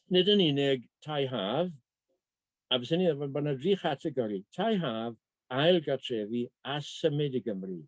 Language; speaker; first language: Welsh; native; Welsh